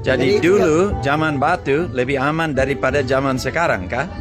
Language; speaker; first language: Indonesian; non-native, fluent; English